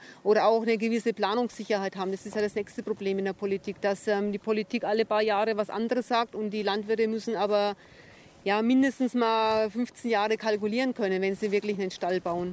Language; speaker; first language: German; native; German